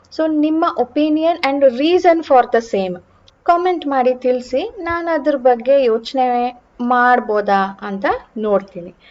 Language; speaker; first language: Kannada; non-native, local second language; Marathi